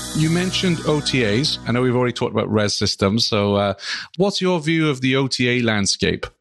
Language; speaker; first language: English; native; English